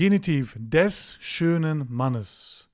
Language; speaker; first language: German; non-native, fluent; Turkish